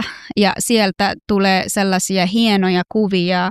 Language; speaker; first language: Finnish; early bilingual, other home language; Persian